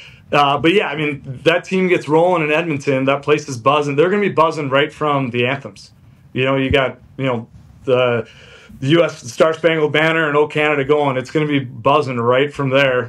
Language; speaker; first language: English; native; English